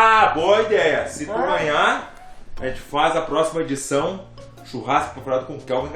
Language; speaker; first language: Portuguese; native; Portuguese